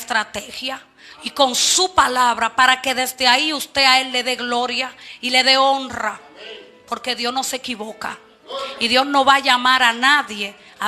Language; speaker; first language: Spanish; native; Spanish